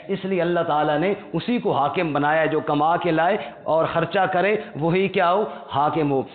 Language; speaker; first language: Urdu; non-native, local second language; Punjabi